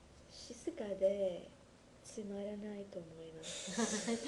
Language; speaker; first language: Japanese; non-native, learner; English